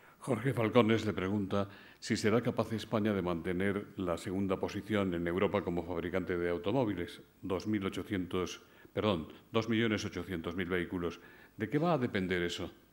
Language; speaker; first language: Spanish; native; Spanish